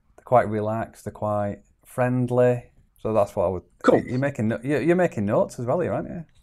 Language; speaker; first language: English; native; English